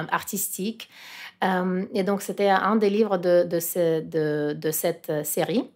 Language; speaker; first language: French; non-native, fluent; Russian